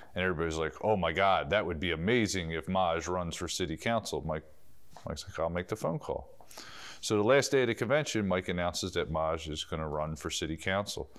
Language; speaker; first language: English; native; English